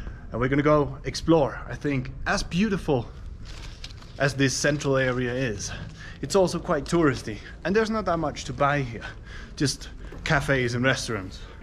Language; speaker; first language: English; non-native, fluent; Danish